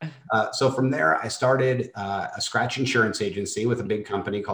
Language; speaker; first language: English; native; English